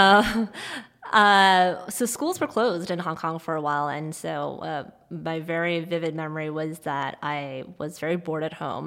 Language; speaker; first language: English; non-native, local second language; Cantonese